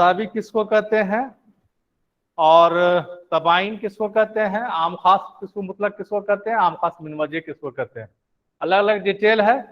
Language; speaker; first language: Urdu; native; Urdu